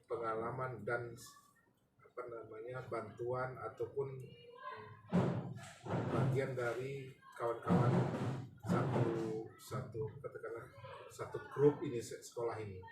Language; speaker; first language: Indonesian; native; Indonesian